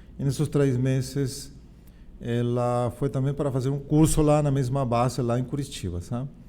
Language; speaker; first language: Portuguese; non-native, fluent; Spanish